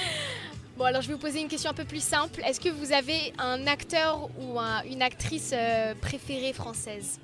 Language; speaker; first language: French; native; French